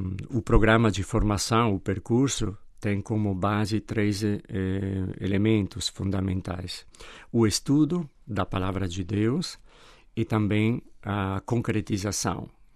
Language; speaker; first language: Portuguese; non-native, fluent; Italian